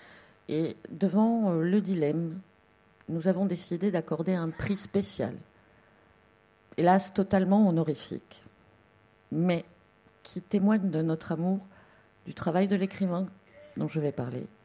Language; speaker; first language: French; native; French